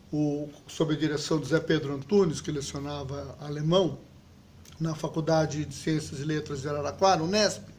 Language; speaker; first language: Portuguese; native; Portuguese